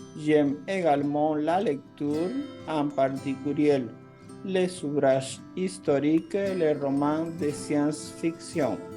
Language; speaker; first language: French; non-native, fluent; Spanish